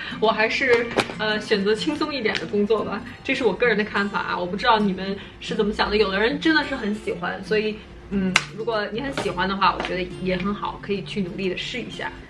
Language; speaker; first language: Chinese; native; Chinese